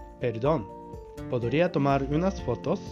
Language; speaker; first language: Spanish; non-native, fluent; Japanese